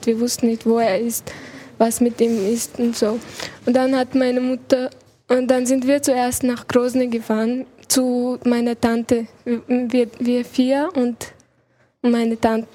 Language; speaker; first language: German; early bilingual, other home language; Chechen